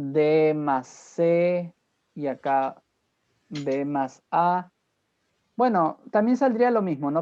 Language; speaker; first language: Spanish; native; Spanish